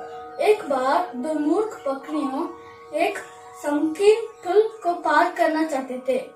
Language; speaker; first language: Hindi; non-native, local second language; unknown